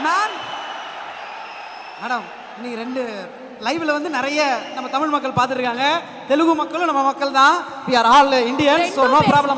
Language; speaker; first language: Tamil; native; Tamil